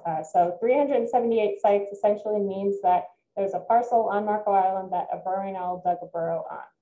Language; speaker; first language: English; native; English